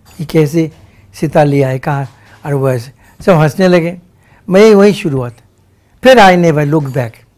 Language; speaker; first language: Hindi; non-native, local second language; Bangla